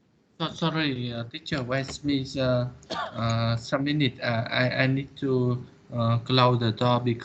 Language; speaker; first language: English; non-native, learner; Vietnamese